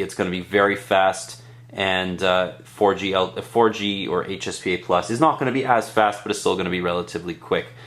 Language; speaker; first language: English; native; English